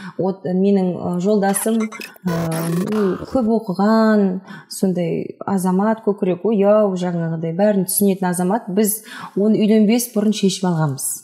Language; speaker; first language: Kazakh; non-native, local second language; Russian